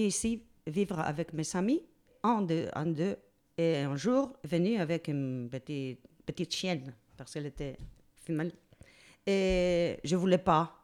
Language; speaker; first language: French; non-native, learner; Spanish